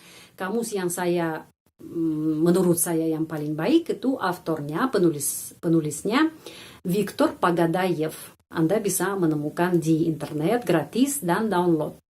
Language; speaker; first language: Indonesian; non-native, fluent; Russian